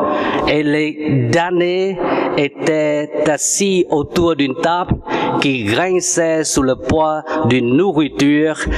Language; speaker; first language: French; non-native, fluent; Vietnamese